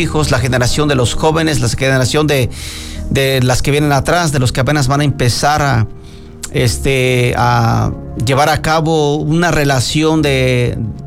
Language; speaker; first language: Spanish; non-native, local second language; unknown